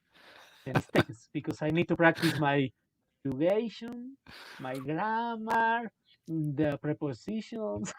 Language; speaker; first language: English; non-native, local second language; Spanish